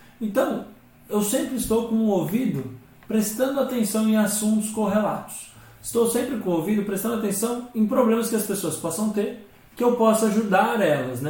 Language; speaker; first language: Portuguese; native; Portuguese